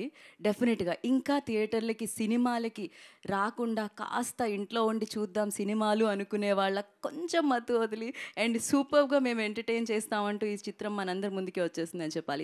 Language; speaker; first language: Telugu; native; Telugu